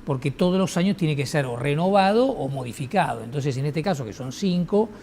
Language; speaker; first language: Spanish; native; Spanish